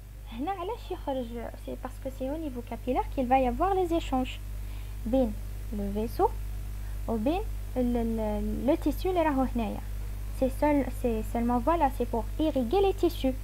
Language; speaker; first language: French; non-native, local second language; Arabic